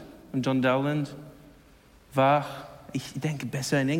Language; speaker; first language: German; non-native, learner; English